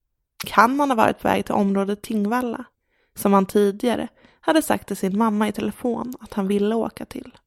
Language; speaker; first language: Swedish; native; Swedish